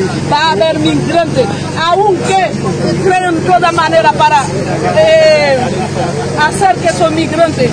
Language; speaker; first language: Spanish; non-native, fluent; Haitian Creole